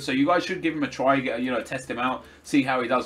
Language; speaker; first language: English; native; English